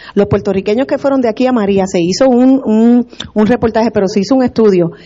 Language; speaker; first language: Spanish; native; Spanish